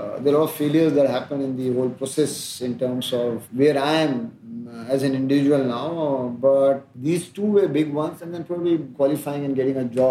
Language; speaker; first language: English; non-native, local second language; Hindi